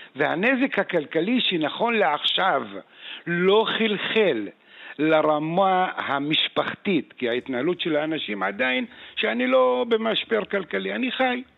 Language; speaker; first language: Hebrew; non-native, local second language; Arabic